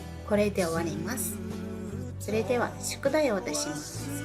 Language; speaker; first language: Japanese; non-native, fluent; Mongolian